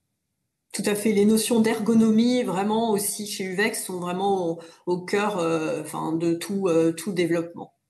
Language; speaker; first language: French; native; French